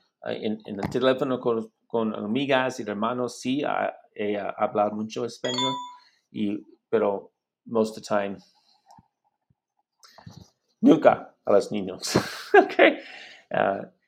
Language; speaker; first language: Spanish; non-native, learner; English